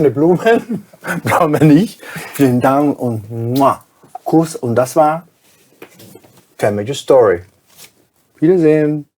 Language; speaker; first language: German; non-native, fluent; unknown